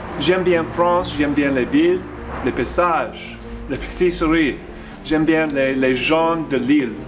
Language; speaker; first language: French; non-native, learner; English